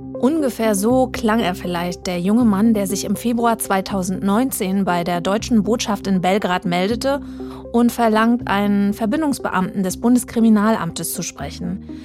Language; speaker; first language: German; native; German